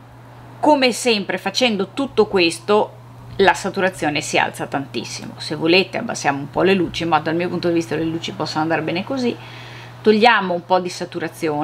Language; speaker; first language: Italian; native; Italian